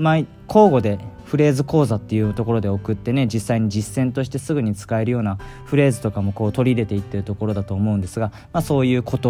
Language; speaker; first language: Japanese; native; Japanese